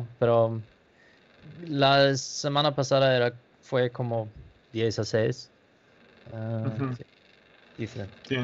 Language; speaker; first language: Spanish; non-native, learner; Danish